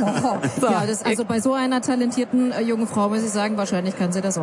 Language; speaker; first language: German; native; German